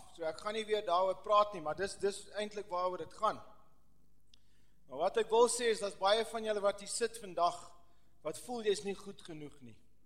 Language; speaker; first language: Afrikaans; early bilingual, heritage; Afrikaans